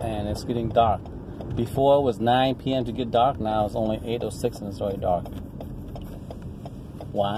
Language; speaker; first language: English; non-native, fluent; Vietnamese